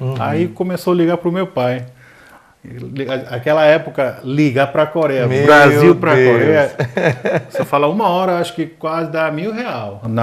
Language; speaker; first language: Portuguese; non-native, fluent; Korean